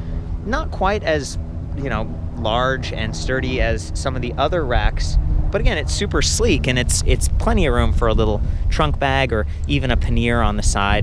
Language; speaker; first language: English; native; English